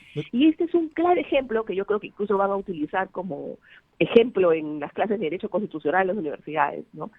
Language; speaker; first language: Spanish; native; Spanish